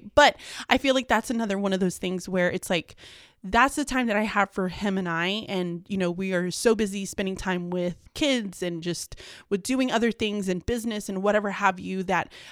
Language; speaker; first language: English; early bilingual, other home language; Spanish